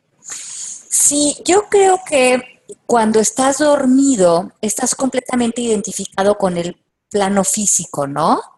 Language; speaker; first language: Spanish; native; Spanish